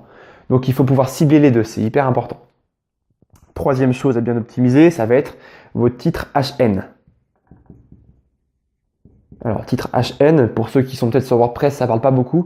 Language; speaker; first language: French; native; French